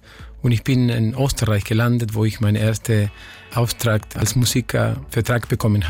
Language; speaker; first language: German; non-native, fluent; Spanish